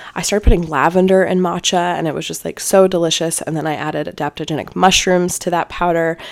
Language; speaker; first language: English; native; English